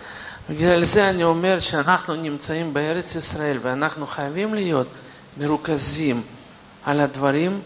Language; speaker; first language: Hebrew; non-native, fluent; Russian